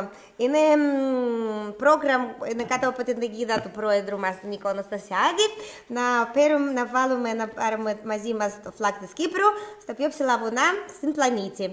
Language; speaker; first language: Greek; non-native, learner; Russian